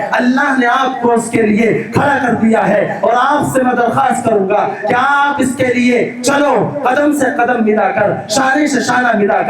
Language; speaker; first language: Urdu; native; Urdu